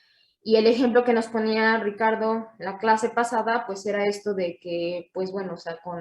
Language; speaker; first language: Spanish; native; Spanish